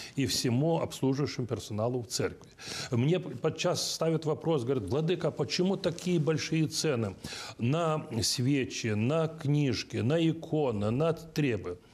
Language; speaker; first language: Russian; non-native, local second language; Romanian